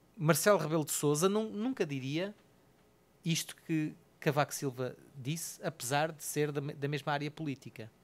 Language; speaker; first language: Portuguese; native; Portuguese